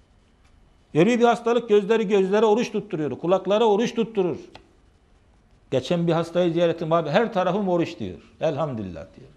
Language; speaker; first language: Turkish; native; Turkish